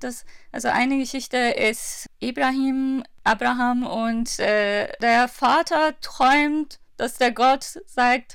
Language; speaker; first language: German; non-native, fluent; Persian